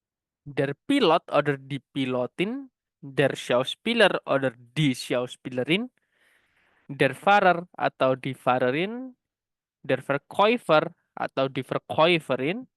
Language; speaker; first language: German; non-native, learner; Indonesian